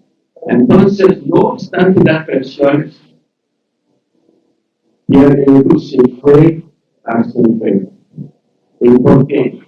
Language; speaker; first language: Spanish; non-native, learner; English